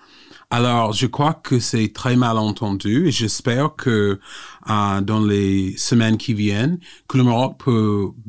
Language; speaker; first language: French; non-native, fluent; English